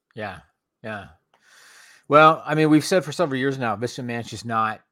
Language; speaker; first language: English; native; English